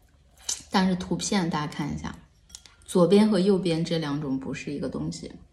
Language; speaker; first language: Chinese; native; Chinese